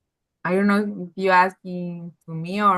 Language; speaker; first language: English; non-native, learner; Spanish